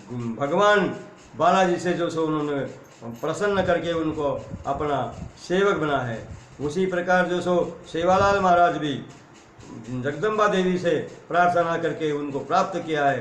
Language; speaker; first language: Hindi; non-native, local second language; Lambadi